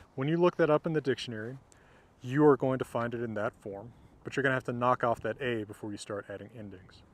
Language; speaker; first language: English; native; English